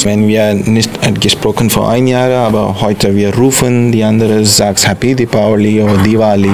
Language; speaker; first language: German; non-native, learner; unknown